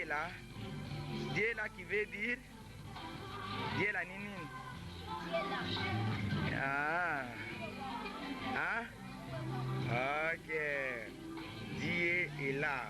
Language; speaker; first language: French; non-native, local second language; Swahili